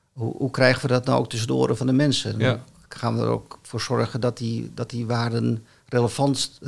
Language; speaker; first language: Dutch; native; Dutch